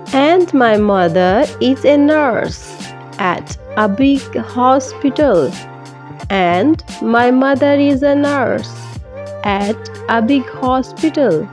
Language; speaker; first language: English; non-native, fluent; Urdu